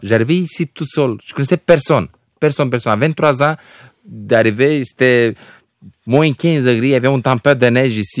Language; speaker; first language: French; non-native, fluent; Romanian